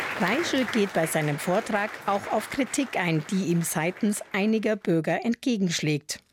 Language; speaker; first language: German; native; German